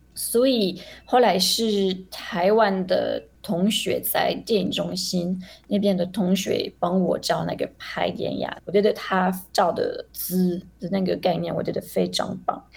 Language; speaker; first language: Chinese; non-native, fluent; French